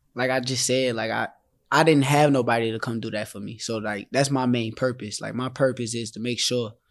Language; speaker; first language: English; native; English